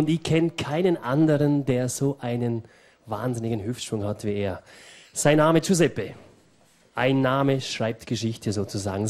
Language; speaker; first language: German; native; German